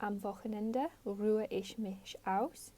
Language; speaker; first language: German; non-native, fluent; English